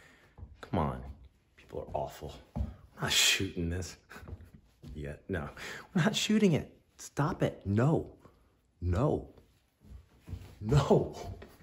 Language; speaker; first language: English; native; English